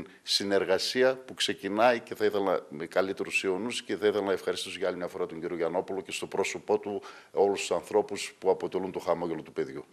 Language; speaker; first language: Greek; native; Greek